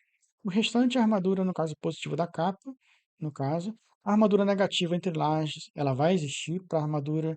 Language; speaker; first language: Portuguese; native; Portuguese